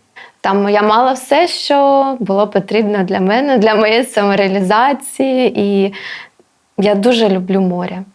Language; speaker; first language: Ukrainian; non-native, local second language; Russian